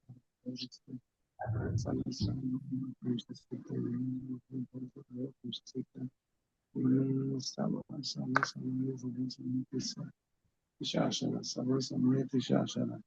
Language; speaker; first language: Arabic; non-native, learner; Bangla